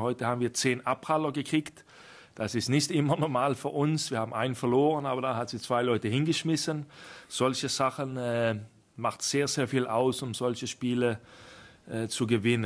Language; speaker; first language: German; non-native, fluent; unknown